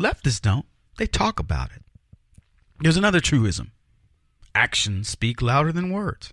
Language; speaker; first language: English; native; English